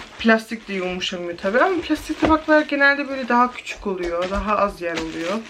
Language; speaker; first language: Turkish; early bilingual, heritage; Turkish